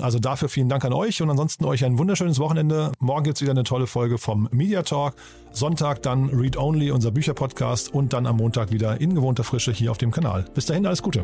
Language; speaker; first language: German; native; German